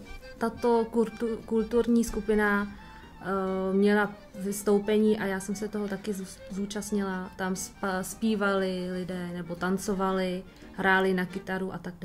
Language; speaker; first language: Czech; early bilingual, other home language; Vietnamese